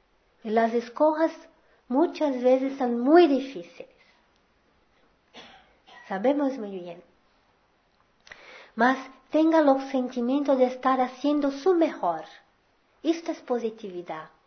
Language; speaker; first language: Spanish; non-native, fluent; Portuguese